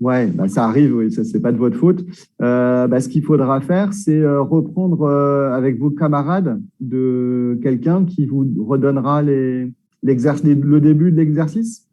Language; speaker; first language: French; native; French